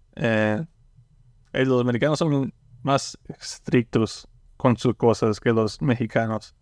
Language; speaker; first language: Spanish; early bilingual, heritage; Spanish